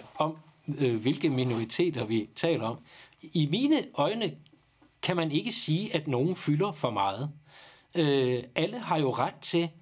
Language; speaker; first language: Danish; native; Danish